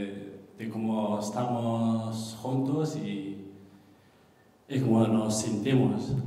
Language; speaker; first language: Spanish; non-native, fluent; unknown